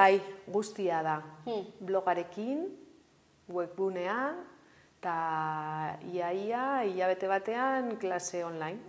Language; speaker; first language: Basque; non-native, local second language; Spanish